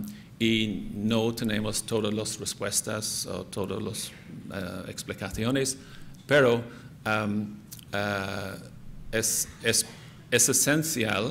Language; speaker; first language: Spanish; non-native, fluent; English